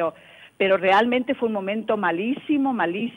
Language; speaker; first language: Spanish; native; Spanish